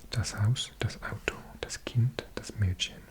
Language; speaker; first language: German; non-native, learner; English